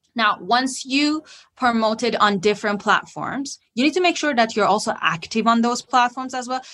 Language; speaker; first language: English; non-native, fluent; Persian